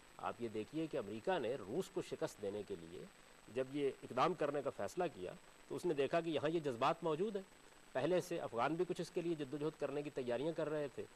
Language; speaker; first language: Urdu; non-native, local second language; Punjabi